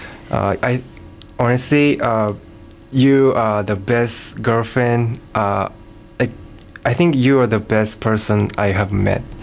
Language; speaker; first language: English; non-native, learner; Japanese